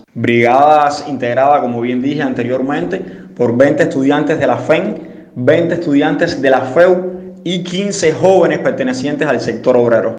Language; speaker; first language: Spanish; native; Spanish